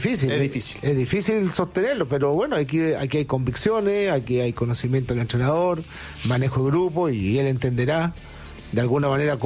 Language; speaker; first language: Spanish; native; Spanish